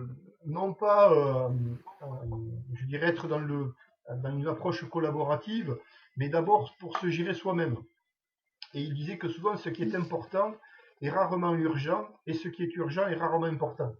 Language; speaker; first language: French; native; French